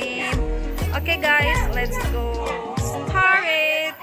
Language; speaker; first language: English; non-native, learner; Indonesian